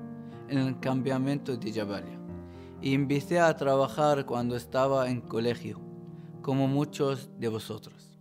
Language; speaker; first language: Spanish; non-native, fluent; Arabic